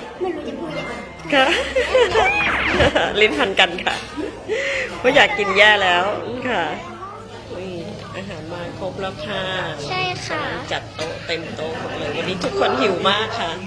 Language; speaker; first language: Thai; native; Thai